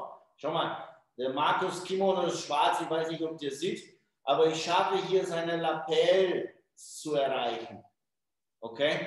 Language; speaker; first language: German; non-native, fluent; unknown